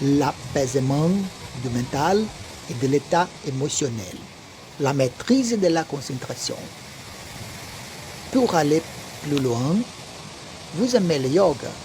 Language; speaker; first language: French; non-native, learner; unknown